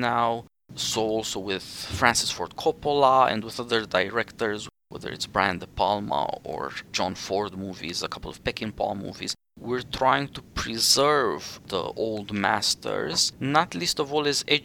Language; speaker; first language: English; non-native, fluent; Romanian